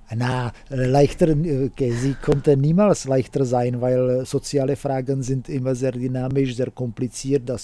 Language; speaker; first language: German; non-native, fluent; Czech